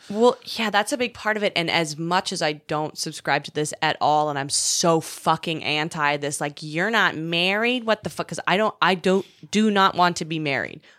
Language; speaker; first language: English; native; English